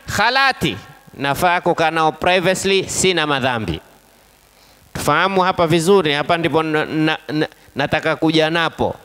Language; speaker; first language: Swahili; native; Swahili